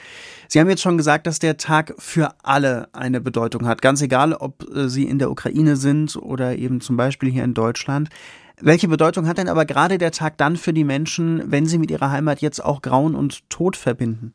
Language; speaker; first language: German; native; German